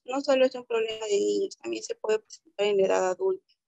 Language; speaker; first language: Spanish; native; Spanish